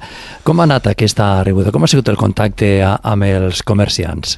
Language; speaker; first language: Catalan; native; Catalan